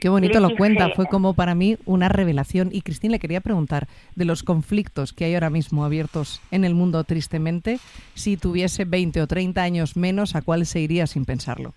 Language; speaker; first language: Spanish; native; Spanish